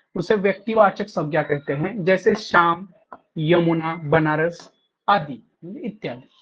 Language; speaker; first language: Hindi; non-native, local second language; Marathi